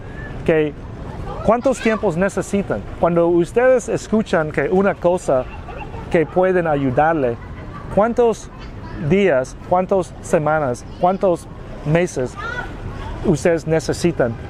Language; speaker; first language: Spanish; non-native, learner; Vietnamese